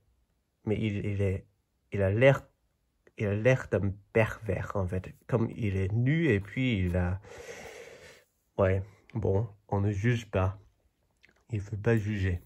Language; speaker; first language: French; non-native, fluent; Chinese